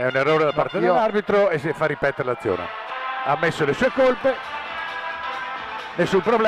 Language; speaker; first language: Italian; native; Italian